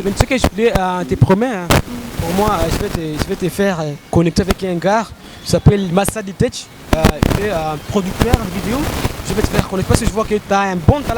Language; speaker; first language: French; non-native, local second language; Rundi